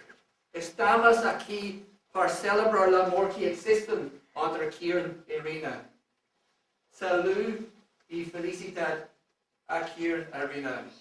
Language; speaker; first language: Spanish; non-native, learner; English